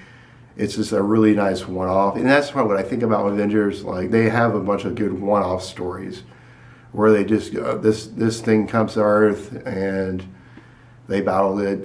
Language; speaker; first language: English; native; English